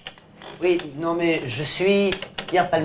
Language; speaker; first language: French; native; French